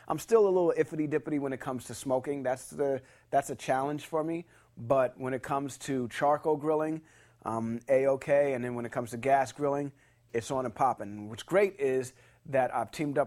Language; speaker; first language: English; native; English